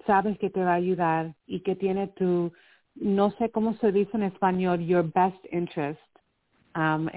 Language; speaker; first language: Spanish; early bilingual, heritage; Spanish